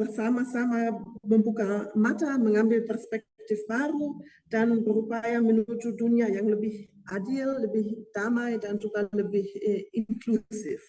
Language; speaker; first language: Indonesian; non-native, fluent; German